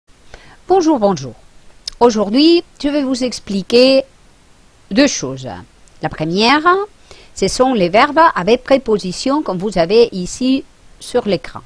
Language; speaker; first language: French; non-native, fluent; Spanish